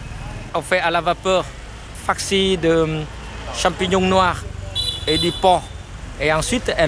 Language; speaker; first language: French; non-native, fluent; Vietnamese